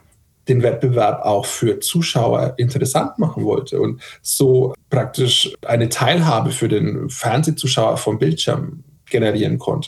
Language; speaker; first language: German; native; German